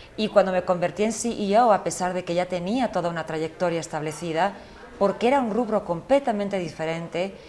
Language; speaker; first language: Spanish; early bilingual, heritage; Spanish